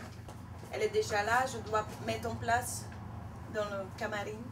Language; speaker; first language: French; non-native, learner; Portuguese